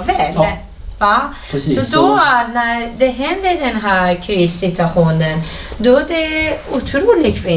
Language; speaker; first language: Swedish; non-native, fluent; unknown